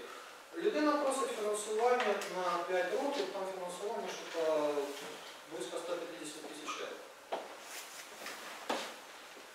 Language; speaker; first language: Ukrainian; native; Ukrainian